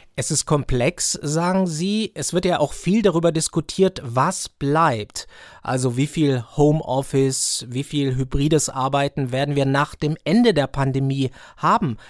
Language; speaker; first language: German; native; German